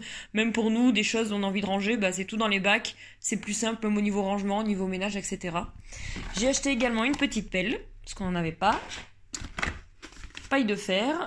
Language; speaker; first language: French; native; French